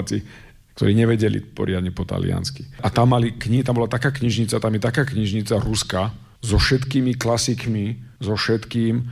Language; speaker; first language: Slovak; native; Slovak